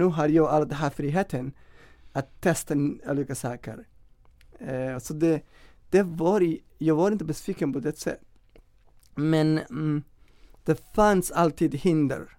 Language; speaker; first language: Swedish; non-native, fluent; Somali